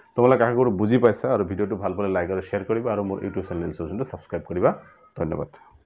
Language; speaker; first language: Assamese; non-native, local second language; Bangla